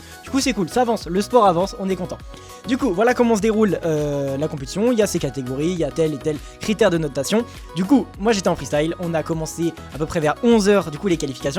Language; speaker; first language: French; native; French